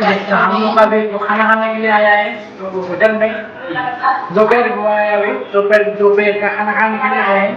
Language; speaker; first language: Hindi; non-native, local second language; Bangla